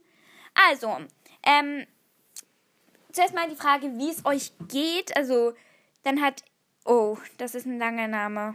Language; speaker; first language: German; native; German